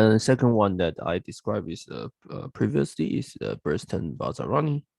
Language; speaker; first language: English; non-native, fluent; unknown